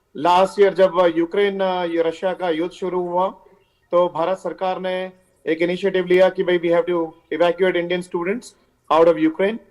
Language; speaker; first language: Hindi; native; Hindi